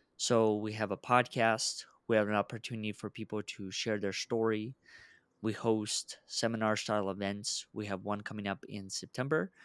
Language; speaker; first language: English; early bilingual, other home language; Russian